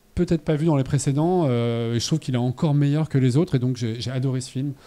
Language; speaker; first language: French; native; French